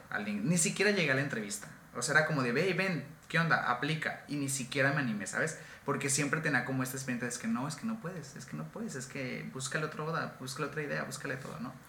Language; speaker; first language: Spanish; native; Spanish